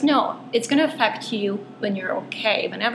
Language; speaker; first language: English; non-native, fluent; Bosnian